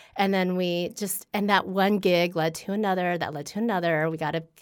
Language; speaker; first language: English; early bilingual, other home language; Filipino